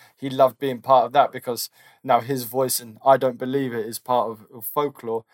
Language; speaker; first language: English; native; English